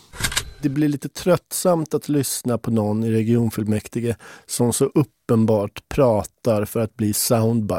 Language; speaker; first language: Swedish; native; Swedish